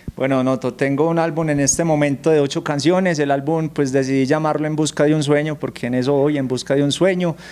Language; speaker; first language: Spanish; native; Spanish